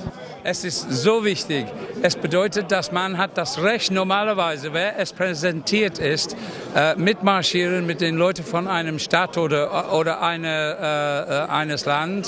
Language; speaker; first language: German; non-native, learner; English